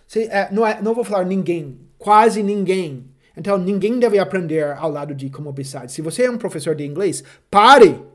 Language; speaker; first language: Portuguese; non-native, fluent; English